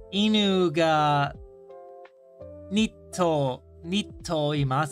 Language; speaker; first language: Japanese; non-native, learner; English